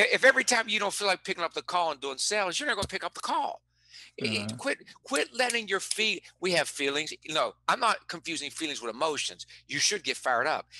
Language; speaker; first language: English; native; English